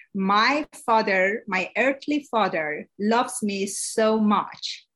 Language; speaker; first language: English; non-native, fluent; Persian